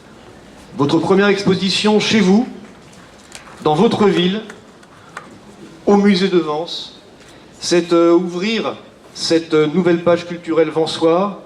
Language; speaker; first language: French; native; French